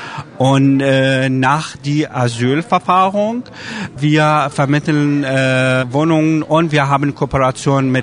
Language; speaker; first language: German; non-native, learner; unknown